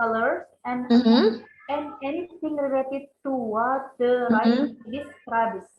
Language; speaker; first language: English; non-native, learner; Indonesian